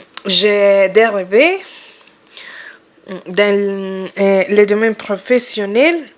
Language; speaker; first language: French; non-native, fluent; Spanish